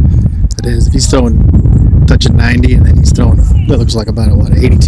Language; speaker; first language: English; native; English